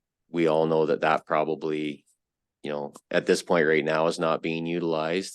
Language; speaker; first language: English; native; English